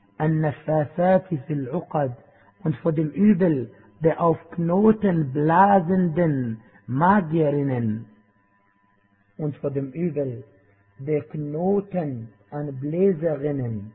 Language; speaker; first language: German; non-native, fluent; Arabic